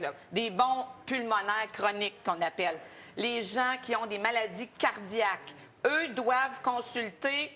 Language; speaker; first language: French; native; French